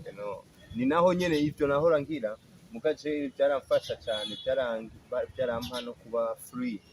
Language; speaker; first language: Rundi; early bilingual, heritage; Rundi